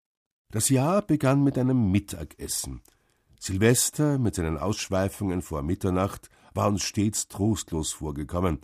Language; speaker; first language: German; native; German